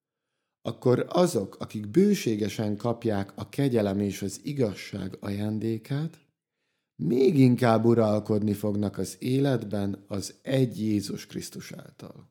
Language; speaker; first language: Hungarian; native; Hungarian